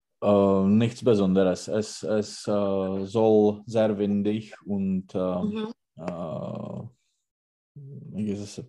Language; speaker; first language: German; non-native, learner; Czech